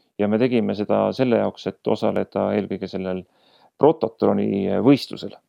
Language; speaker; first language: Estonian; native; Estonian